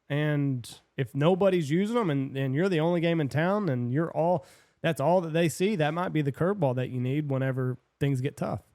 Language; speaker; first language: English; native; English